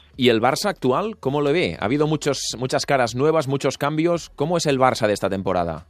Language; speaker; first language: Spanish; non-native, local second language; Catalan